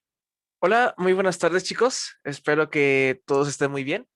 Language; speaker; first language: Spanish; native; Spanish